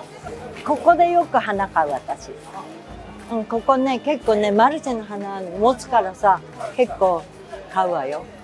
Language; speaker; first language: Japanese; native; Japanese